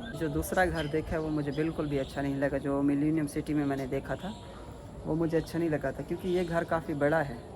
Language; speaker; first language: Urdu; non-native, local second language; Punjabi